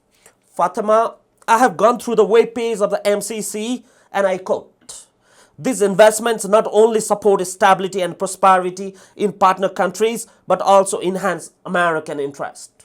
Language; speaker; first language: English; non-native, fluent; Nepali